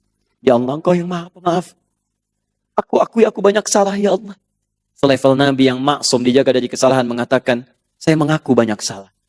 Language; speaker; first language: Indonesian; native; Indonesian